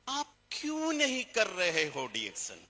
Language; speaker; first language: Hindi; non-native, fluent; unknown